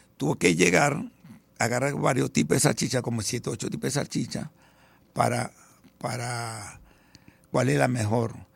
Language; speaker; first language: Spanish; early bilingual, other home language; Italian